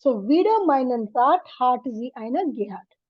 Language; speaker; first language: German; non-native, learner; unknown